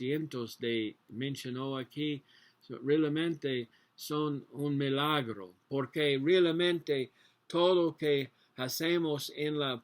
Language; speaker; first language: Spanish; non-native, learner; English